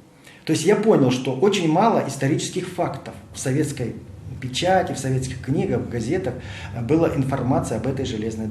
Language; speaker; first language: Russian; native; Russian